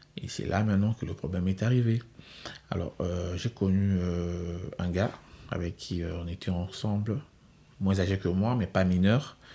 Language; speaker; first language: French; non-native, local second language; Lingala